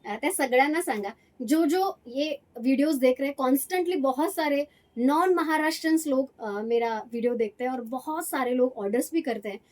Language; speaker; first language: Hindi; non-native, local second language; Marathi